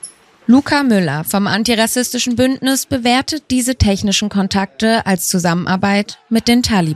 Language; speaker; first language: German; native; German